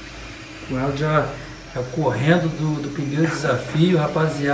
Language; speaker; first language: Portuguese; native; Portuguese